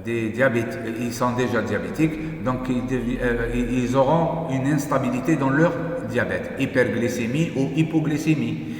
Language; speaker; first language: French; non-native, local second language; Arabic